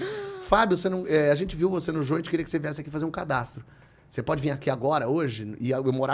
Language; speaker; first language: Portuguese; native; Portuguese